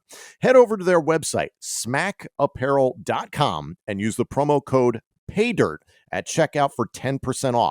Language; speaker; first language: English; native; English